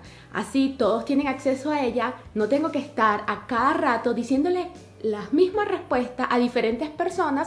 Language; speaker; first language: Spanish; native; Spanish